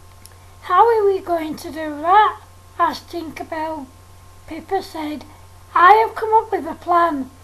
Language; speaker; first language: English; native; English